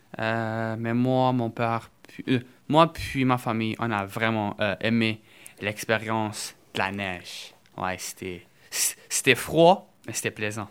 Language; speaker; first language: French; early bilingual, other home language; Portuguese